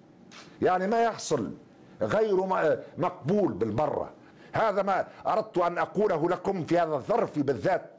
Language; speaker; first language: Arabic; native; Arabic